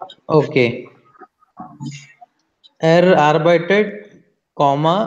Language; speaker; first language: German; non-native, learner; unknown